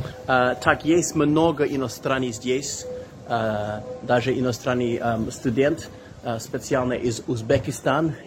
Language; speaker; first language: Russian; non-native, learner; English